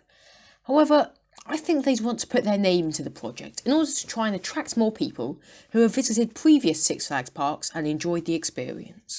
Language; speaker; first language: English; native; English